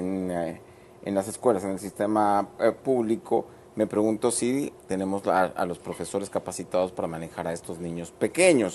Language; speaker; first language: Spanish; native; Spanish